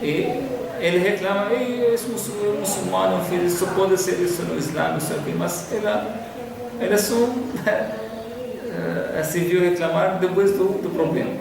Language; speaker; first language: Portuguese; non-native, fluent; Arabic